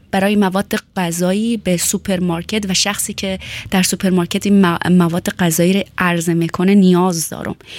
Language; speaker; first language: Persian; early bilingual, heritage; Persian